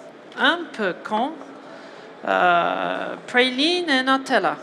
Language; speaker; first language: French; non-native, learner; English